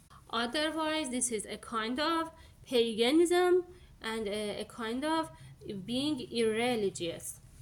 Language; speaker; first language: English; non-native, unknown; Persian